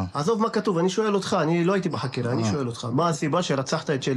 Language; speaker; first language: Hebrew; native; Hebrew